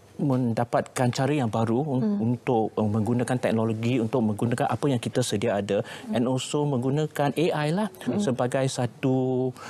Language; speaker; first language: Malay; native; Malay